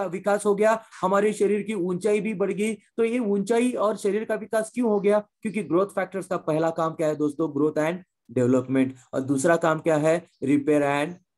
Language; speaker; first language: Hindi; non-native, local second language; Marathi